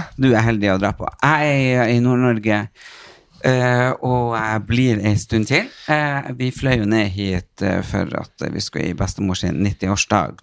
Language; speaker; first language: Norwegian; native; Norwegian